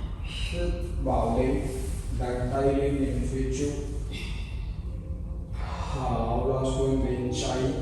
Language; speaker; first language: Vietnamese; non-native, fluent; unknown